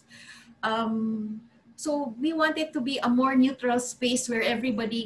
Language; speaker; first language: English; non-native, local second language; Cebuano